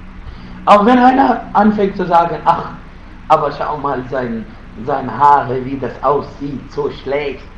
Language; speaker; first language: German; non-native, fluent; Arabic